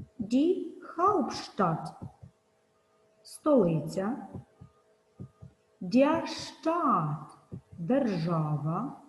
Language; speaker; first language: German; non-native, fluent; Ukrainian